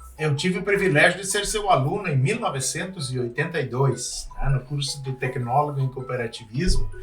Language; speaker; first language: Portuguese; native; Portuguese